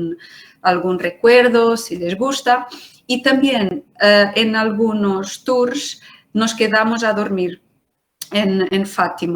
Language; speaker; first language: Spanish; non-native, fluent; Portuguese